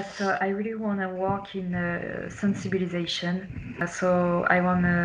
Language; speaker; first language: English; non-native, fluent; French